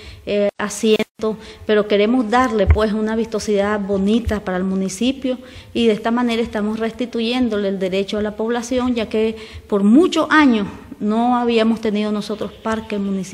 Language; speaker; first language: Spanish; native; Spanish